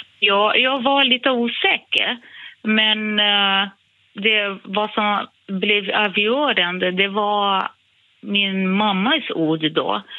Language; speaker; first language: Swedish; non-native, fluent; Portuguese